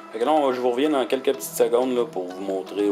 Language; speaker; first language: French; native; French